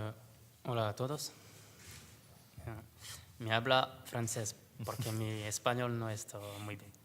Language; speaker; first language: Spanish; non-native, learner; French